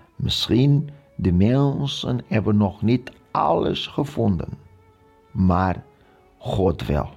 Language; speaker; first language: Dutch; non-native, fluent; Portuguese